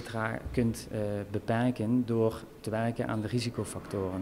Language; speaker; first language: Dutch; native; Dutch